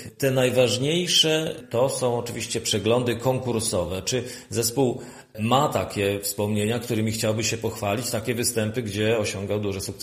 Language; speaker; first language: Polish; native; Polish